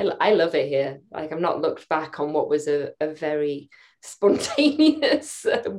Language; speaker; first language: English; native; English